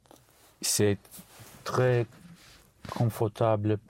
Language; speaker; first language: French; non-native, learner; English